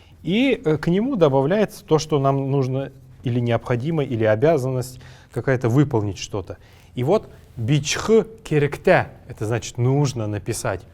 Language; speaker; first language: Russian; native; Russian